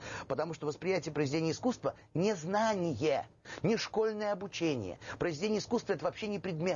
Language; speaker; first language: Russian; native; Russian